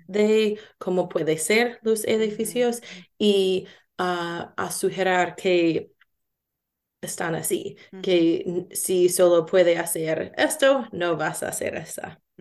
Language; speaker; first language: Spanish; non-native, learner; English